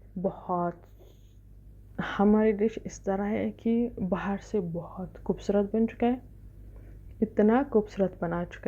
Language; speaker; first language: Hindi; non-native, fluent; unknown